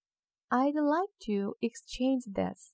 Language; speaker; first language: English; non-native, fluent; Korean